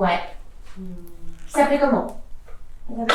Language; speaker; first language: French; native; French